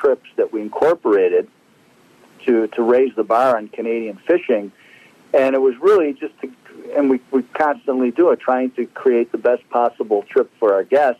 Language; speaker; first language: English; native; English